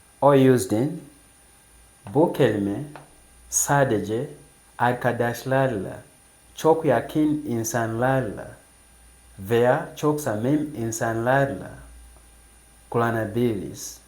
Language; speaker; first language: Turkish; non-native, fluent; English